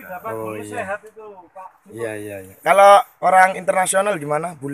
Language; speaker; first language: Indonesian; native; Indonesian